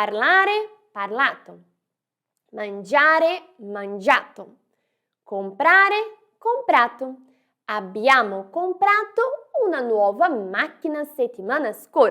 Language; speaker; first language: Italian; non-native, fluent; Portuguese